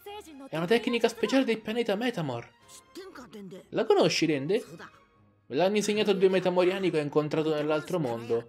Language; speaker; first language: Italian; native; Italian